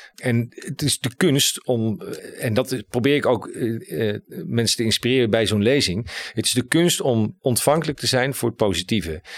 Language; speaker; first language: Dutch; native; Dutch